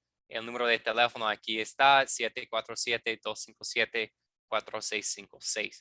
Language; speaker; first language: Spanish; non-native, fluent; English